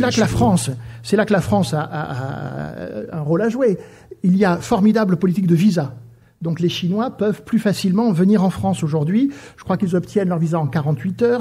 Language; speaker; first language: French; native; French